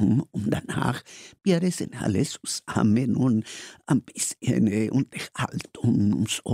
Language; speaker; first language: German; non-native, learner; Spanish